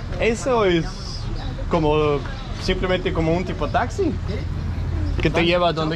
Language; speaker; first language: Spanish; non-native, fluent; Danish